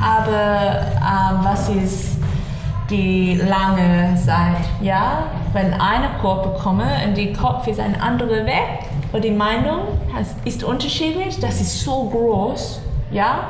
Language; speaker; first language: German; non-native, learner; English